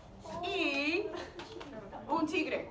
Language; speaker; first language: Spanish; non-native, learner; English